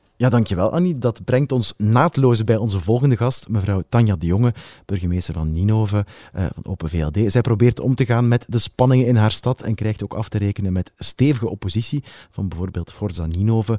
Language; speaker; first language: Dutch; native; Dutch